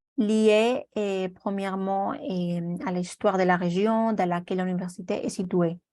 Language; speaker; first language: French; non-native, learner; Spanish